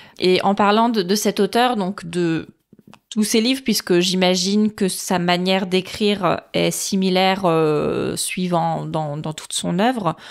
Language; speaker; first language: French; native; French